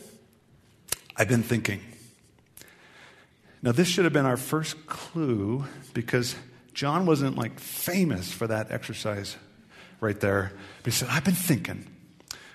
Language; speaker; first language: English; native; English